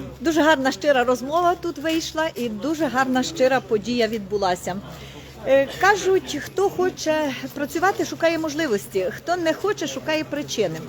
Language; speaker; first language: Ukrainian; native; Ukrainian